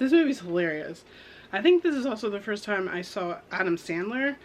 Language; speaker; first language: English; native; English